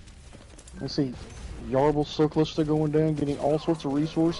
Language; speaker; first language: English; native; English